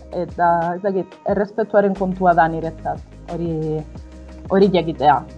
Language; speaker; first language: Basque; non-native, fluent; Italian